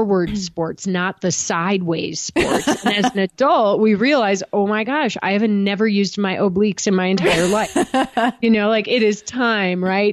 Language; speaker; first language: English; native; English